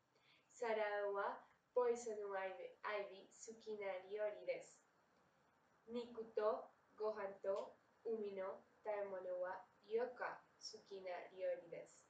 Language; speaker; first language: Japanese; non-native, learner; Spanish